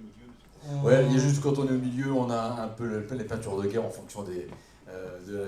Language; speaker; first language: French; native; French